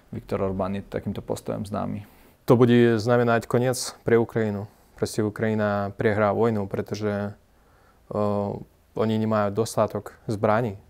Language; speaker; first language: Slovak; non-native, fluent; Russian